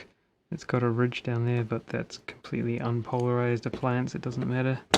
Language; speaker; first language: English; native; English